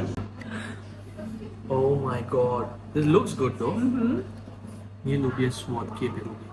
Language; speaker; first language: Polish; non-native, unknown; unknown